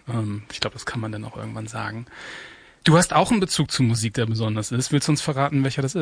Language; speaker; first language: German; native; German